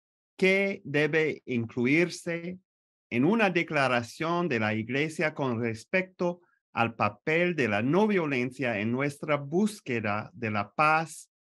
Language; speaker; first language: Spanish; non-native, fluent; French